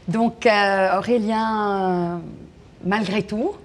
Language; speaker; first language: French; non-native, local second language; Arabic